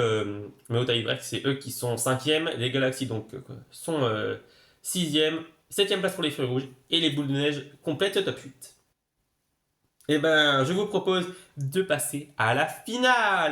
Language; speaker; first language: French; native; French